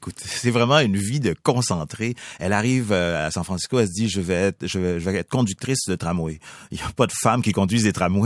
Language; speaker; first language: French; native; French